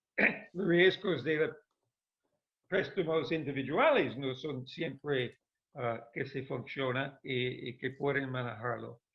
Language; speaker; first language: Spanish; non-native, fluent; English